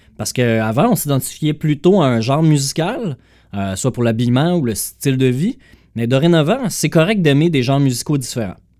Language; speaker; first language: French; native; French